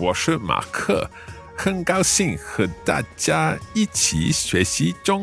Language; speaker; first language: Chinese; non-native, learner; English